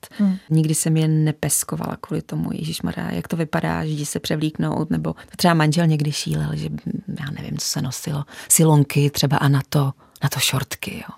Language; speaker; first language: Czech; native; Czech